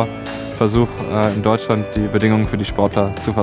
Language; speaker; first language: German; native; German